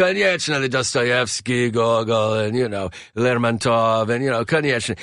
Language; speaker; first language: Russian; non-native, learner; English